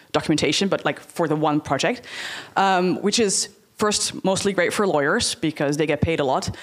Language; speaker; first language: English; non-native, fluent; Dutch